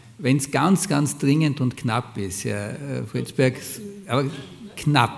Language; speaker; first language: German; native; German